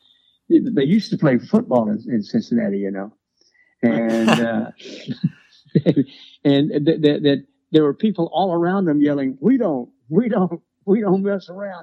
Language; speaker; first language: English; native; English